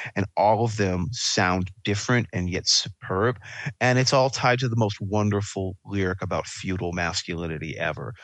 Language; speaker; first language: English; native; English